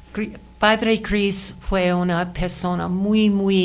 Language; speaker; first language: Spanish; non-native, learner; English